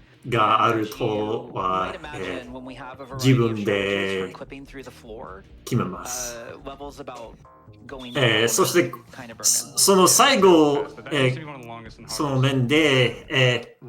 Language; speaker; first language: Japanese; non-native, learner; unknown